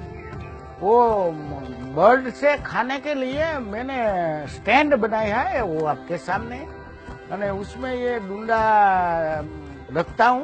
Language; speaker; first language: Hindi; non-native, local second language; Gujarati